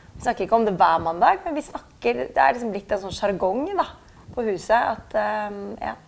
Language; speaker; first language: Norwegian; early bilingual, other home language; German